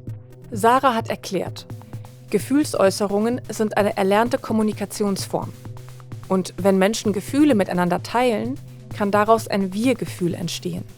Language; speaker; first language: German; native; German